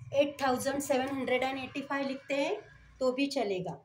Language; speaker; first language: Hindi; non-native, local second language; Marathi